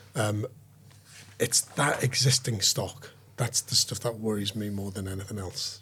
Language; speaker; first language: English; native; English